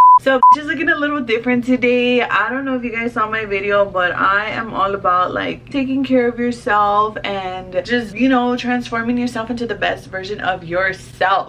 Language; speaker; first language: English; early bilingual, other home language; Spanish